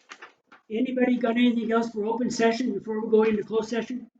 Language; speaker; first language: English; native; English